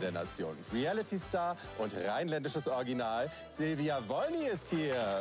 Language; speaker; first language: German; native; German